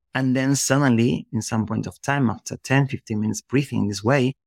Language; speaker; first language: English; non-native, fluent; Spanish